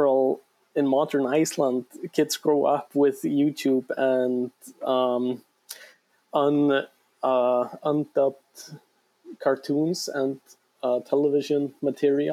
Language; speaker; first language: English; non-native, fluent; Icelandic